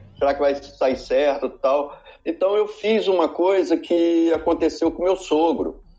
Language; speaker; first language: Portuguese; native; Portuguese